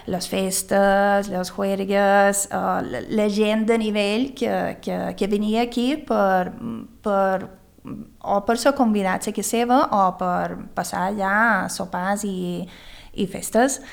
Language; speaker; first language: Catalan; early bilingual, other home language; Swedish